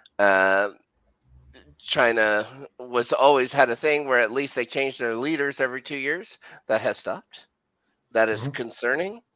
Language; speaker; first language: English; native; English